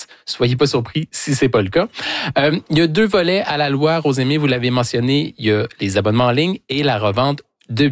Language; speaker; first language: French; native; French